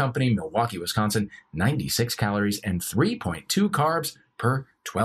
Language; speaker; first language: English; native; English